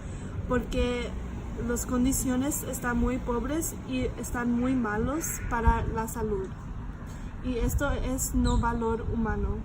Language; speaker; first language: Spanish; non-native, learner; English